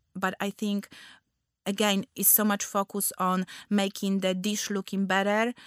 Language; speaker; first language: English; non-native, fluent; Polish